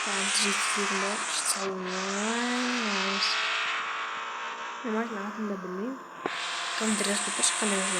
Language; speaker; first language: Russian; non-native, local second language; Kazakh